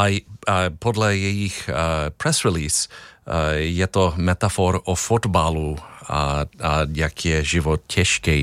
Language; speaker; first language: Czech; non-native, fluent; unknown